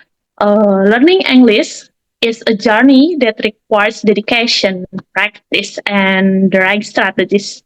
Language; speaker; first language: English; non-native, learner; Indonesian